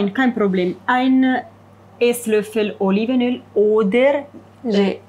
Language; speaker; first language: German; non-native, fluent; Italian